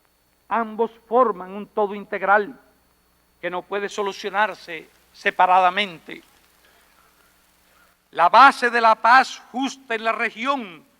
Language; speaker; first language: Spanish; native; Spanish